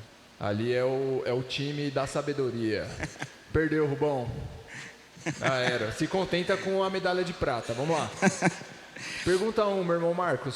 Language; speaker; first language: Portuguese; native; Portuguese